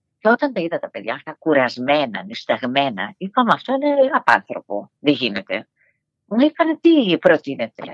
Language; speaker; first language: Greek; early bilingual, heritage; Greek